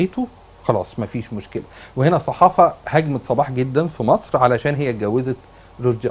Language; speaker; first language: Arabic; native; Arabic